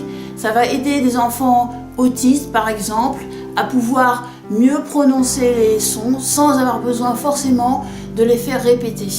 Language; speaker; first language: French; native; French